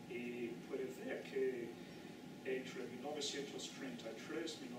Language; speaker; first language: Spanish; non-native, fluent; English